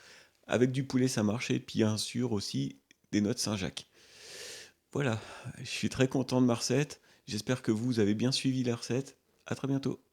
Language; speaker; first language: French; native; French